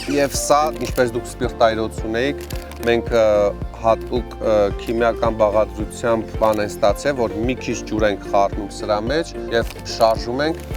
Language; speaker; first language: Armenian; early bilingual, heritage; Armenian